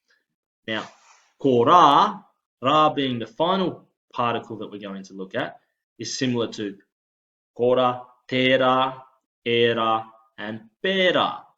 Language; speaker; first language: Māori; non-native, local second language; English